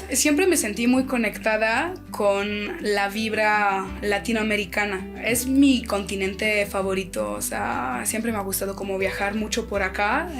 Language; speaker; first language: Spanish; non-native, fluent; French